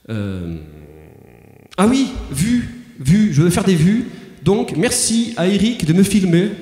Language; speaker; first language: French; native; French